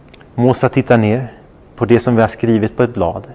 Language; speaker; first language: Swedish; non-native, fluent; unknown